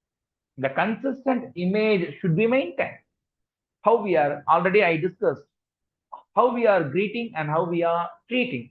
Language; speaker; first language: English; non-native, local second language; Tamil